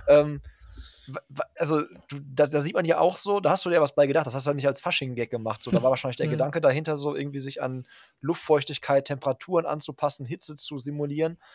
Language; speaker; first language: German; native; German